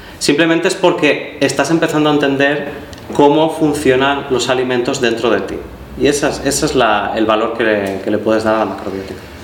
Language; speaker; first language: Spanish; native; Spanish